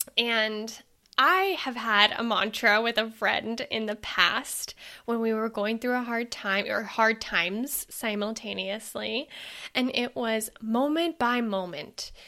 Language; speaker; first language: English; native; English